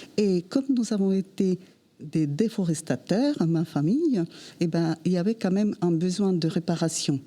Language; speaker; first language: French; non-native, fluent; Spanish